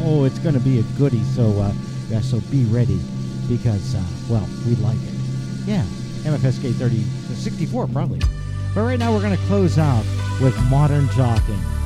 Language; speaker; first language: English; native; English